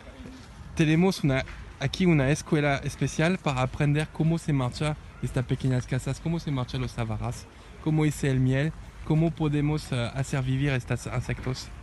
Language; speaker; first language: Spanish; non-native, learner; French